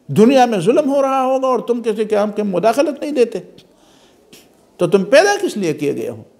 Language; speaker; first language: Urdu; non-native, local second language; Pashto